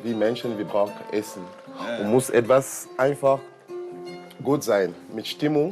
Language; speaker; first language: German; non-native, learner; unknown